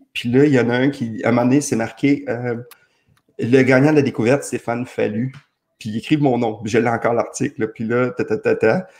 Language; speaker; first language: French; native; French